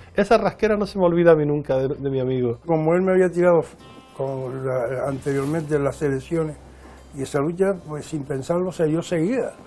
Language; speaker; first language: Spanish; native; Spanish